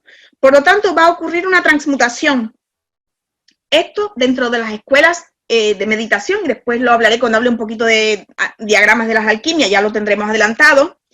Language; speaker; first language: Spanish; native; Spanish